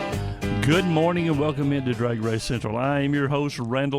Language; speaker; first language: English; native; English